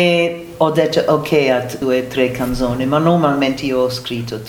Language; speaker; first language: Italian; non-native, learner; English